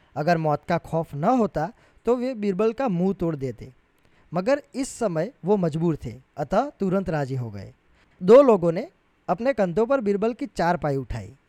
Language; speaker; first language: Hindi; non-native, local second language; Gujarati